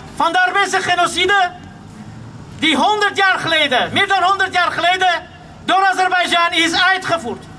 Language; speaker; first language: Dutch; non-native, fluent; Armenian